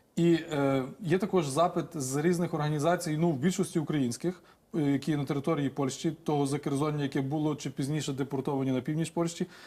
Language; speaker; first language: Ukrainian; native; Ukrainian